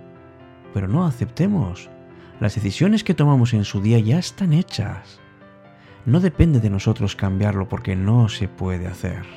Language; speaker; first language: Spanish; native; Spanish